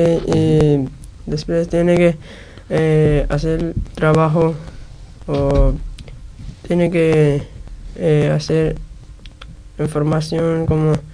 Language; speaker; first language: Spanish; non-native, local second language; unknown